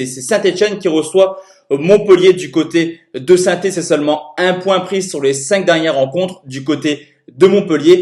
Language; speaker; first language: French; native; French